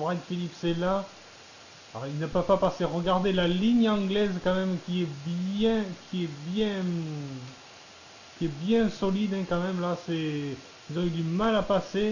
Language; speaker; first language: French; native; French